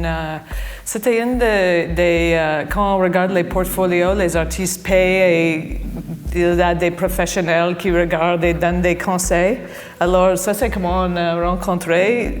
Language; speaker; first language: French; non-native, fluent; English